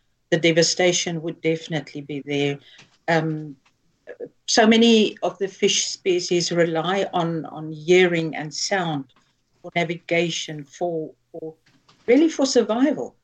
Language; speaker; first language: English; non-native, local second language; Afrikaans